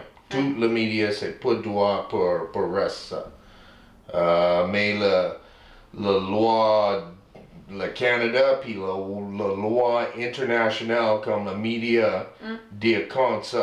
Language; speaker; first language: French; non-native, learner; English